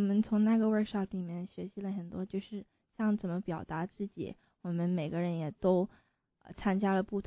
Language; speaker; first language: Chinese; early bilingual, heritage; Chinese